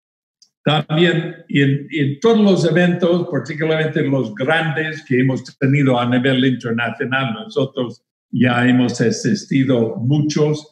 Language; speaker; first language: Spanish; non-native, fluent; English